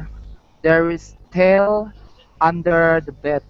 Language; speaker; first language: English; non-native, learner; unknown